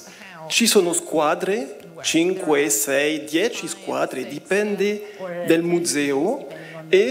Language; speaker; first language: Italian; non-native, fluent; French